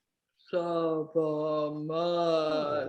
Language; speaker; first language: French; non-native, fluent; English